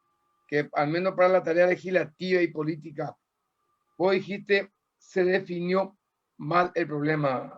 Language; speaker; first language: Spanish; native; Spanish